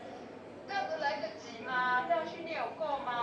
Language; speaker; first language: Chinese; native; Chinese